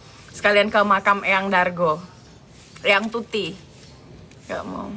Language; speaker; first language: Indonesian; native; Indonesian